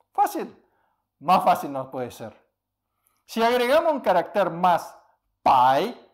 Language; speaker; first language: Spanish; early bilingual, other home language; Chinese